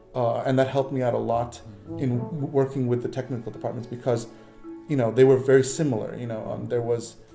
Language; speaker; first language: English; native; English